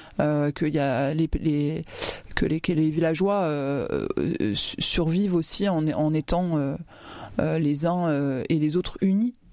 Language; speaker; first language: French; native; French